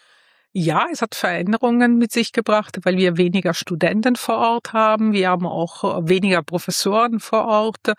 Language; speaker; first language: German; non-native, fluent; Italian